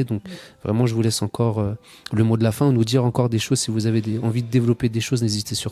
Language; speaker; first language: French; native; French